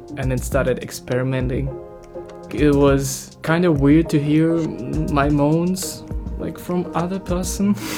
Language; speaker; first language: English; non-native, fluent; Ukrainian